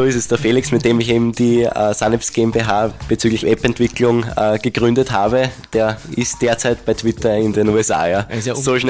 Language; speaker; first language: German; native; German